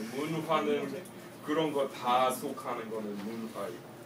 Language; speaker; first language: Korean; native; Korean